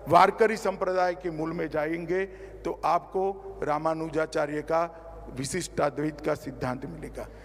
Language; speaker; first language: Hindi; non-native, local second language; Gujarati